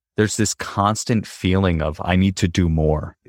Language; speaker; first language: English; native; English